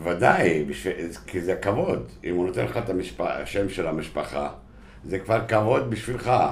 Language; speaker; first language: Hebrew; non-native, local second language; Arabic